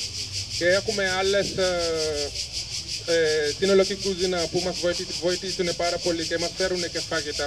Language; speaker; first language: Greek; non-native, fluent; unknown